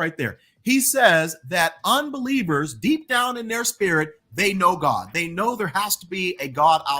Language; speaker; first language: English; native; English